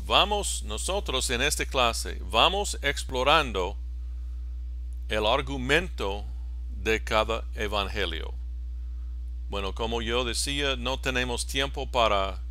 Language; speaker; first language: Spanish; non-native, fluent; English